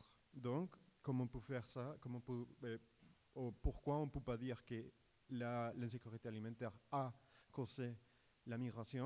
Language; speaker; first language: French; non-native, fluent; Spanish